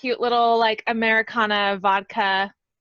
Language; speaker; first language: English; native; English